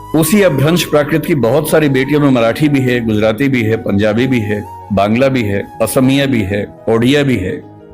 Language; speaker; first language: Hindi; native; Hindi